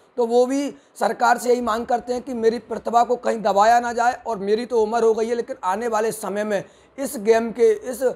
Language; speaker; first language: Hindi; native; Hindi